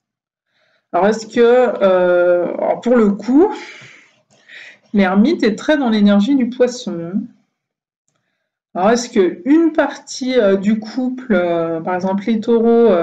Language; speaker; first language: French; native; French